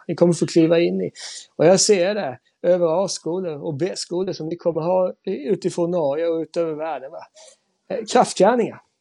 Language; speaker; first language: Swedish; native; Swedish